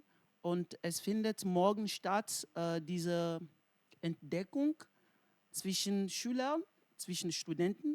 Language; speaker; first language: German; non-native, fluent; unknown